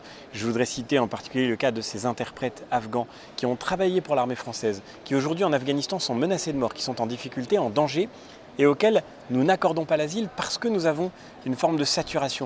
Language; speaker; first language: French; native; French